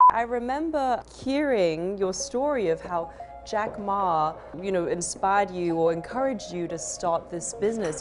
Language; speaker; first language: English; early bilingual, other home language; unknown